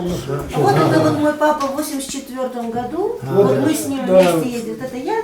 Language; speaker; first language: Russian; native; Russian